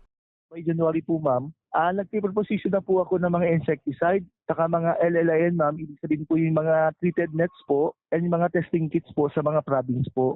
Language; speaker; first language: Filipino; non-native, local second language; Bikol